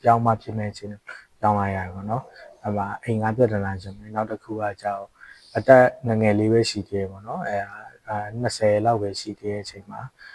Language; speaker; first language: Burmese; native; Burmese